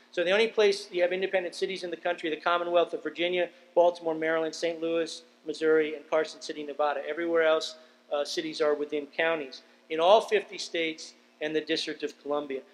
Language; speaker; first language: English; native; English